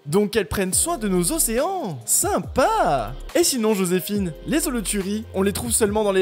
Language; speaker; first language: French; native; French